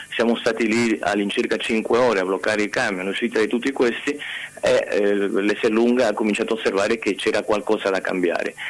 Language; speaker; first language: Italian; non-native, fluent; Spanish